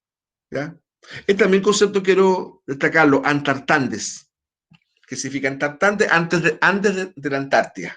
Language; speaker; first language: Spanish; native; Spanish